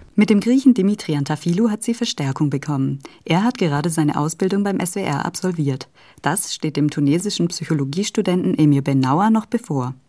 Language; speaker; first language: German; native; German